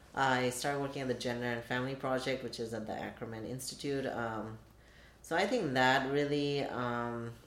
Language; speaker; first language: English; non-native, local second language; Bangla